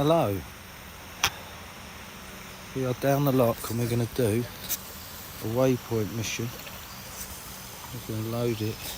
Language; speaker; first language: English; native; English